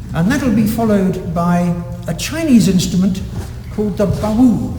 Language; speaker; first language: English; native; English